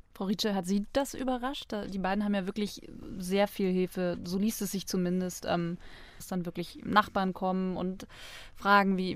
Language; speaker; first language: German; native; German